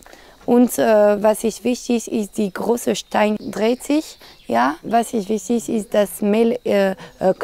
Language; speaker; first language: German; non-native, learner; French